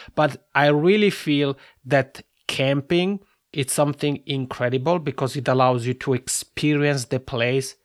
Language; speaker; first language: English; non-native, fluent; Italian